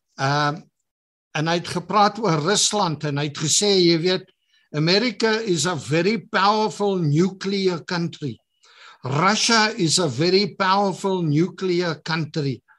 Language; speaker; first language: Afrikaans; native; Afrikaans